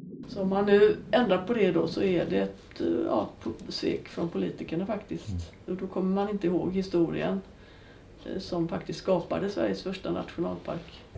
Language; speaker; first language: Swedish; native; Swedish